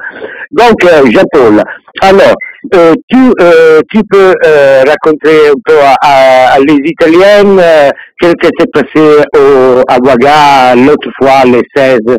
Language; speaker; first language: French; non-native, learner; Italian